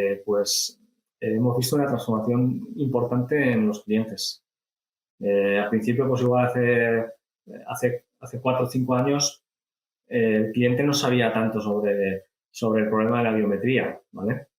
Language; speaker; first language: Spanish; native; Spanish